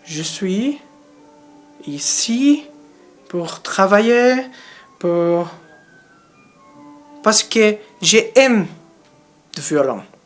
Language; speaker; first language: French; non-native, learner; Portuguese